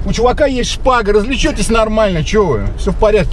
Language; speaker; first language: Russian; native; Russian